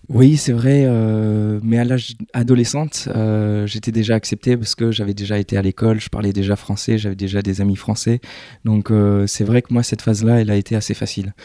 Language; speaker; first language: French; early bilingual, other home language; English